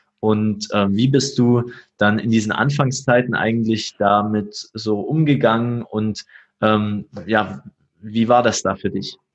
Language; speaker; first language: German; native; German